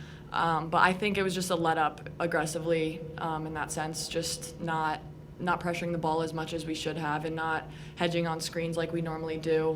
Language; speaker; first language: English; native; English